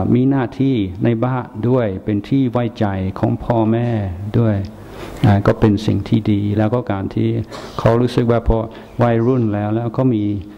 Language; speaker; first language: Thai; non-native, fluent; English